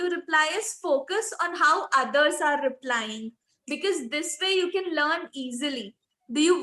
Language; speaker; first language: English; non-native, local second language; Hindi